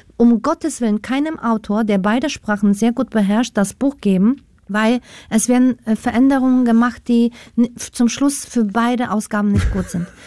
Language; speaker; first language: German; non-native, fluent; Polish